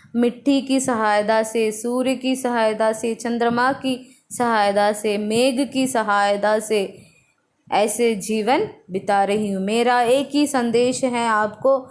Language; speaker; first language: Hindi; non-native, local second language; Malayalam